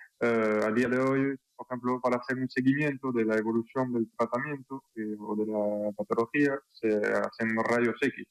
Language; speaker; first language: Spanish; non-native, fluent; French